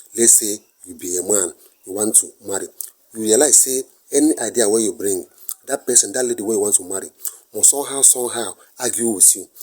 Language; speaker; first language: Nigerian Pidgin; non-native, local second language; Igbo